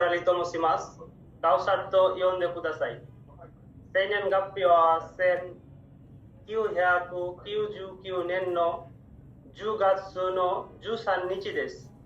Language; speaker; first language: Japanese; non-native, learner; Bangla